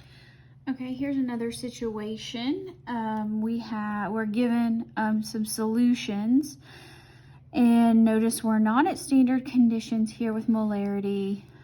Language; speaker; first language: English; native; English